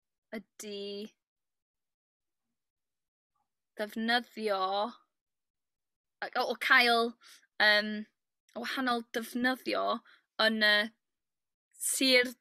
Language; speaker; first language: Welsh; non-native, learner; English